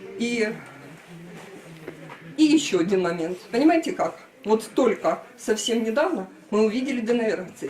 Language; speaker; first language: Russian; native; Russian